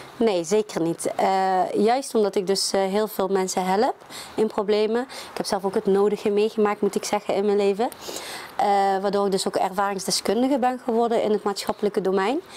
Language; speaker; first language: Dutch; early bilingual, other home language; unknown